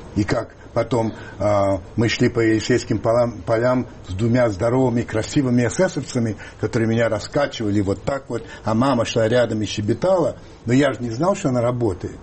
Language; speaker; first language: Russian; non-native, fluent; French